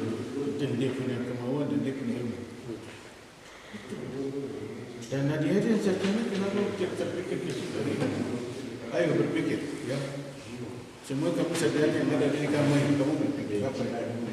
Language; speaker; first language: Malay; non-native, local second language; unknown